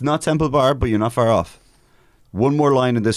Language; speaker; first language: English; native; English